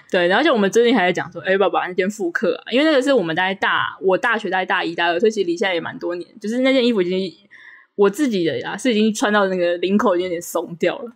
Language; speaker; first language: Chinese; native; Chinese